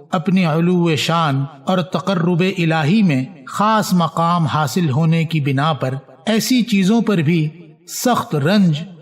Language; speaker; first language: Urdu; native; Urdu